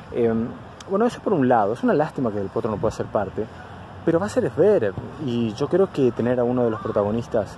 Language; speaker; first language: Spanish; native; Spanish